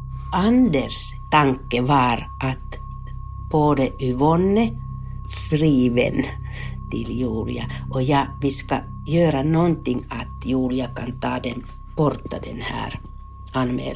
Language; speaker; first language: Swedish; non-native, learner; Finnish